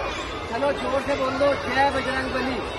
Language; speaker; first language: Hindi; native; Hindi